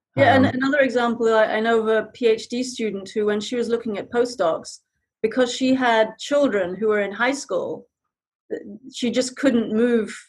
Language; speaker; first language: English; native; English